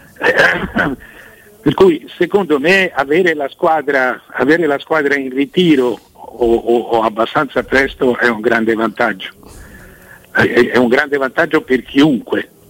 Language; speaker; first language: Italian; native; Italian